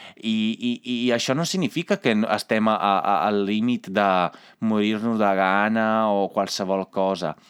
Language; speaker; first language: Catalan; non-native, fluent; Italian